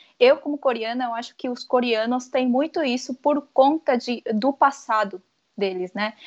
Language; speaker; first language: Portuguese; early bilingual, other home language; Korean